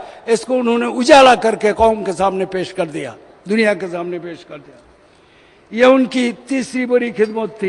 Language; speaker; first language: Urdu; non-native, fluent; Bangla